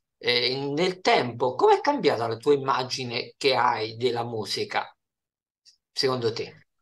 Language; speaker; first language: Italian; native; Italian